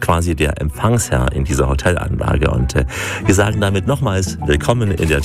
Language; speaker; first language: German; native; German